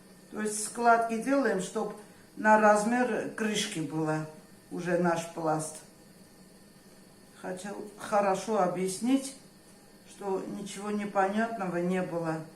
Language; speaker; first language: Russian; non-native, fluent; Armenian